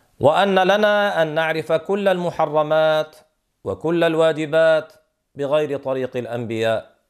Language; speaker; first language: Arabic; native; Arabic